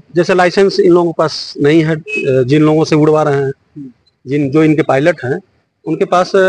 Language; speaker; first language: Hindi; native; Hindi